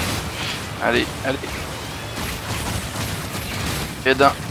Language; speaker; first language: French; native; French